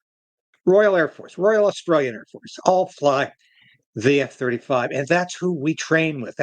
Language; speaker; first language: English; native; English